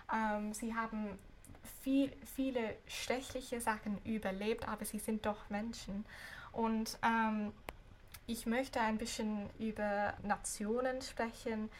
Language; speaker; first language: German; non-native, fluent; English